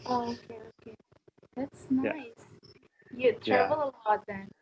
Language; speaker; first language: English; non-native, learner; Indonesian